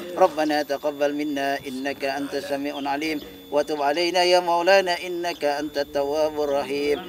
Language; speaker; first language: Indonesian; native; Indonesian